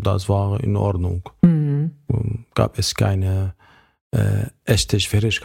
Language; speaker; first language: German; non-native, learner; Arabic